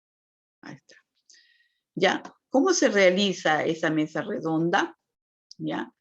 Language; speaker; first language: Spanish; native; Spanish